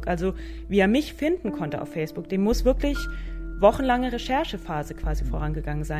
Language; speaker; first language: German; native; German